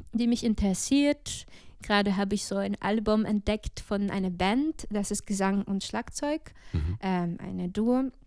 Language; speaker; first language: German; non-native, fluent; Ukrainian